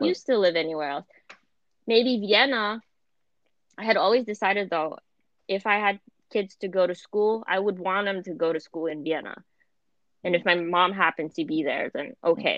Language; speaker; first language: English; non-native, fluent; German